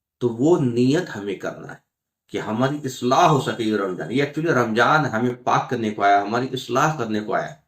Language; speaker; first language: Urdu; native; Urdu